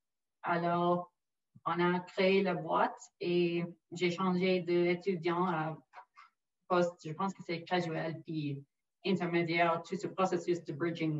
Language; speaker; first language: French; non-native, local second language; English